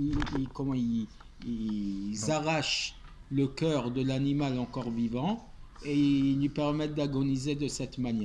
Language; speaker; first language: French; native; French